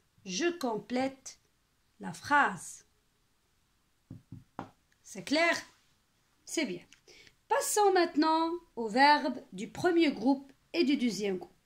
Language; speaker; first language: French; non-native, local second language; Arabic